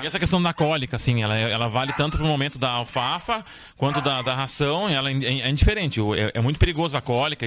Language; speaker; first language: Portuguese; native; Portuguese